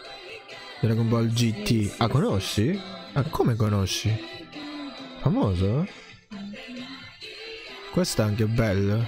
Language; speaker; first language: Italian; non-native, learner; Japanese